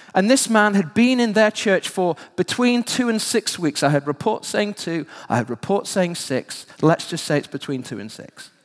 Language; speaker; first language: English; native; English